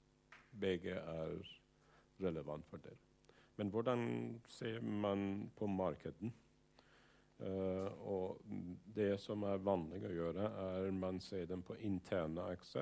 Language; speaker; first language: Norwegian; non-native, fluent; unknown